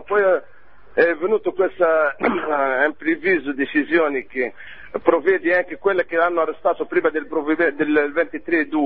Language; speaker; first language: Italian; non-native, learner; Arabic